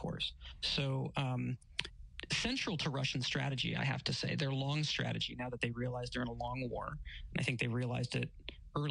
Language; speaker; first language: English; native; English